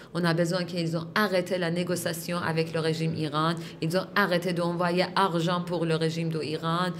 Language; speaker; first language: French; non-native, fluent; Persian